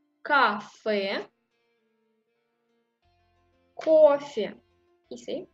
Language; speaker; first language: French; non-native, fluent; Russian